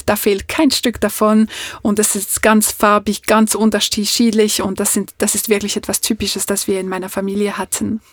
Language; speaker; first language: German; non-native, fluent; French